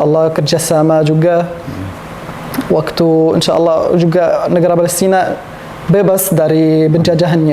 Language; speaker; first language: Indonesian; non-native, learner; Arabic